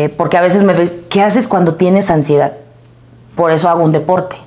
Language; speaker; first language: Spanish; native; Spanish